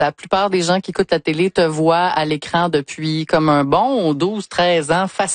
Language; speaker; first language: French; native; French